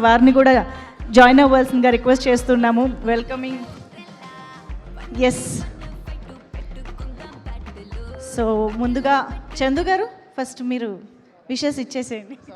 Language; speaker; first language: Telugu; native; Telugu